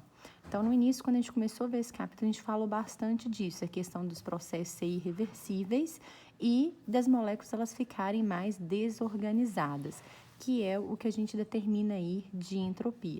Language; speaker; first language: Portuguese; native; Portuguese